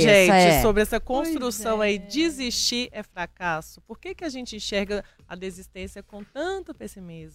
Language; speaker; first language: Portuguese; native; Portuguese